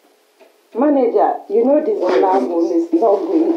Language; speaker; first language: English; non-native, local second language; Akan